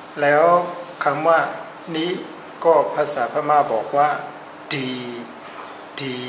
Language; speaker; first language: Thai; non-native, fluent; Burmese